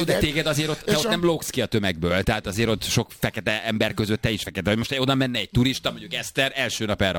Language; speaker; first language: Hungarian; native; Hungarian